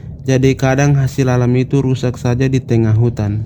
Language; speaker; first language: Indonesian; non-native, local second language; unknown